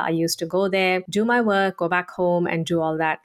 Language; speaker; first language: English; non-native, local second language; Tamil